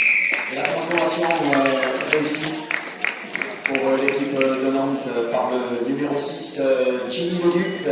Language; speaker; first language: French; native; French